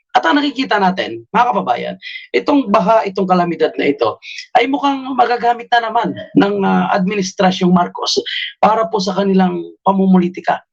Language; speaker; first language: Filipino; native; Filipino